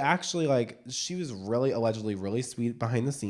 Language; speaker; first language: English; native; English